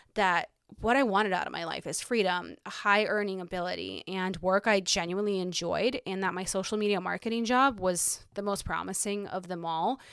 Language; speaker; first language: English; early bilingual, other home language; Ukrainian